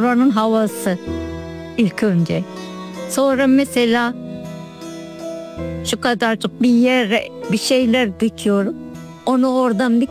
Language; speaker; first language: Turkish; native; Turkish